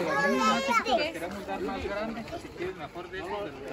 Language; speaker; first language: Spanish; native; Spanish